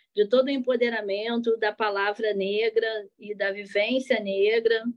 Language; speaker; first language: Portuguese; native; Portuguese